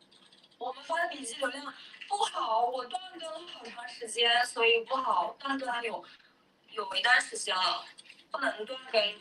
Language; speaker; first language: Chinese; native; Chinese